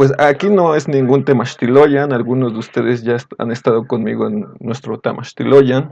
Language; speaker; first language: Spanish; native; Spanish